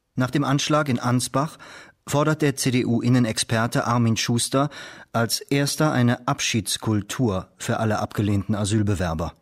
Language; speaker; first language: German; native; German